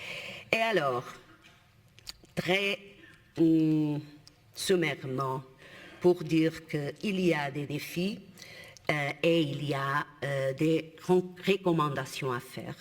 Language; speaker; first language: French; non-native, fluent; Portuguese